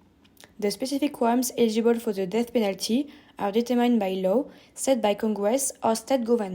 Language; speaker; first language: English; non-native, fluent; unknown